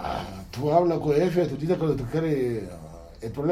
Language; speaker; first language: Spanish; non-native, learner; Wolof